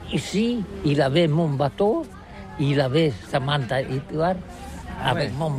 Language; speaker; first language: French; non-native, learner; Catalan